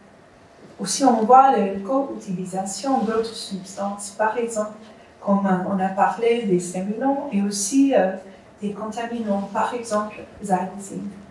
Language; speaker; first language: French; non-native, fluent; English